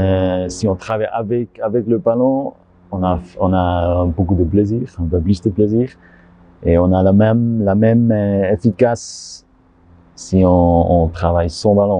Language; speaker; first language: French; non-native, learner; German